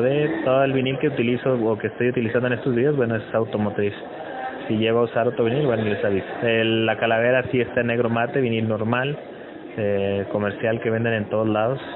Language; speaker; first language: Spanish; native; Spanish